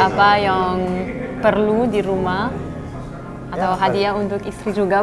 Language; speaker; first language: Indonesian; non-native, learner; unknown